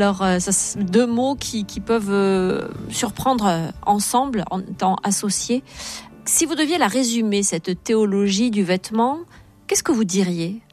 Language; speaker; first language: French; native; French